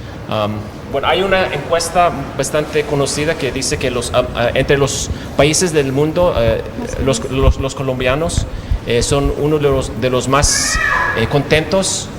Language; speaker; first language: Spanish; non-native, fluent; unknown